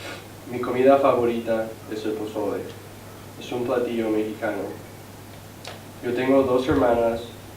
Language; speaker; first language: Spanish; early bilingual, heritage; Spanish